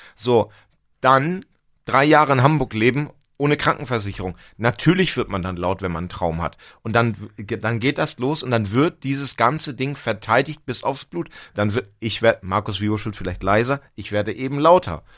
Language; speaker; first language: German; native; German